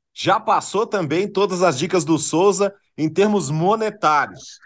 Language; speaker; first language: Portuguese; native; Portuguese